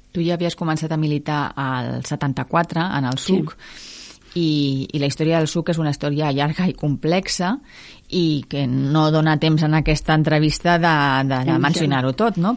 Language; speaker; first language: Catalan; native; Catalan